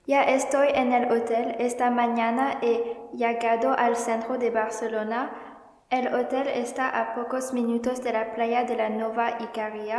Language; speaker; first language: Spanish; non-native, learner; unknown